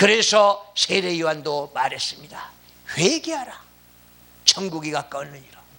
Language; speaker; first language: Korean; native; Korean